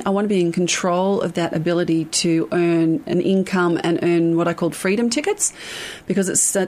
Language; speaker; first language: English; native; English